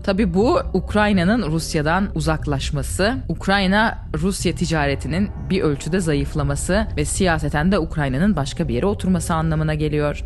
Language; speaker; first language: Turkish; native; Turkish